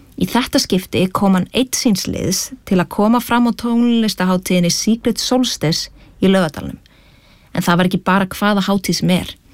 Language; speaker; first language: Icelandic; native; Icelandic